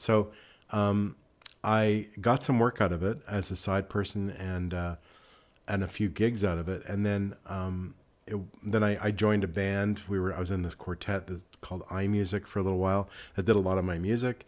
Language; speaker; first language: English; native; English